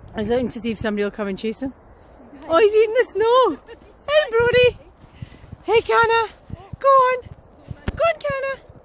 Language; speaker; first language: English; native; English